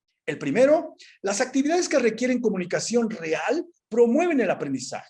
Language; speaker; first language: Spanish; native; Spanish